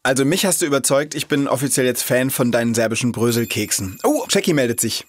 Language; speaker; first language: German; native; German